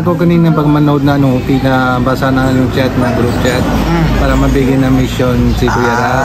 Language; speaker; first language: Filipino; non-native, learner; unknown